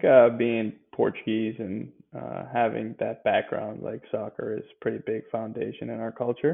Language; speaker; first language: English; native; English